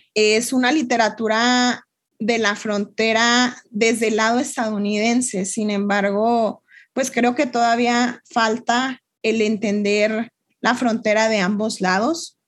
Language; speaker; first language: Spanish; native; Spanish